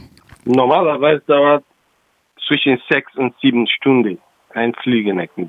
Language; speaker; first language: German; non-native, local second language; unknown